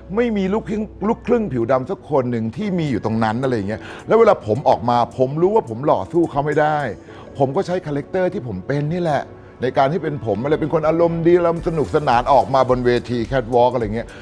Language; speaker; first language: Thai; native; Thai